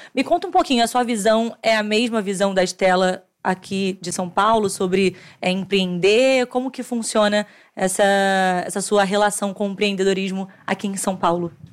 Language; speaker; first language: Portuguese; native; Portuguese